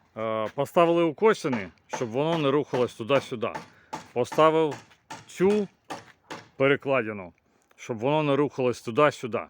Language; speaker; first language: Ukrainian; native; Ukrainian